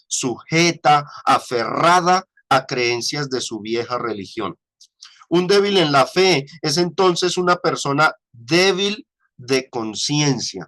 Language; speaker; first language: Spanish; native; Spanish